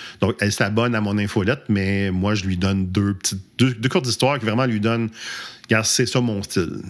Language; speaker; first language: French; native; French